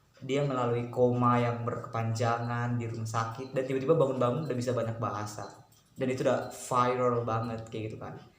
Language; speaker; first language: Indonesian; native; Indonesian